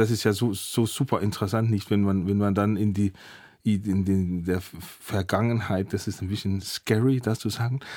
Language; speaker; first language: German; non-native, fluent; Danish